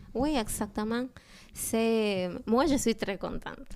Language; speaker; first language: French; non-native, learner; Spanish